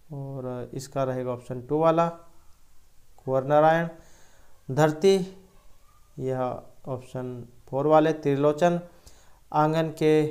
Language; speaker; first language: Hindi; native; Hindi